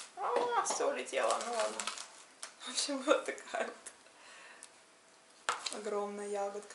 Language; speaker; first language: Russian; native; Russian